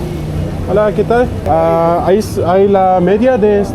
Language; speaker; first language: Spanish; non-native, learner; German